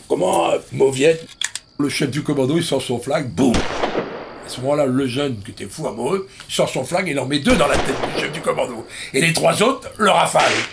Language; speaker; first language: French; native; French